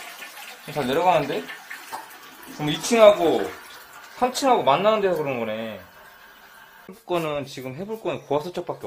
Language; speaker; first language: Korean; native; Korean